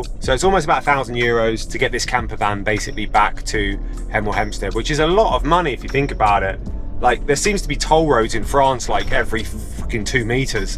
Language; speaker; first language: English; native; English